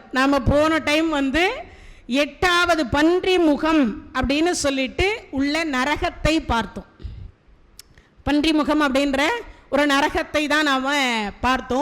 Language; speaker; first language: Tamil; native; Tamil